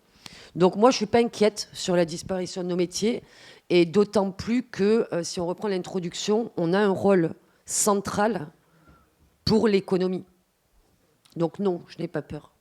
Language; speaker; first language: French; native; French